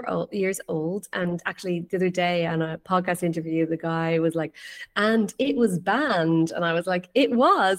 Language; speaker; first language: English; native; English